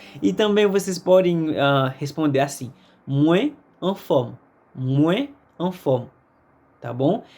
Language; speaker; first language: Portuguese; non-native, fluent; Haitian Creole